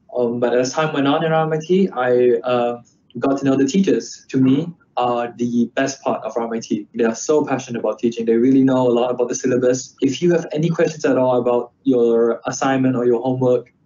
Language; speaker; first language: English; non-native, fluent; Indonesian